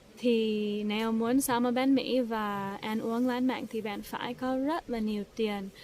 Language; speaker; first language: Vietnamese; early bilingual, heritage; English